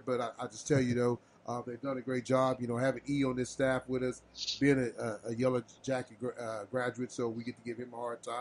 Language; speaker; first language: English; native; English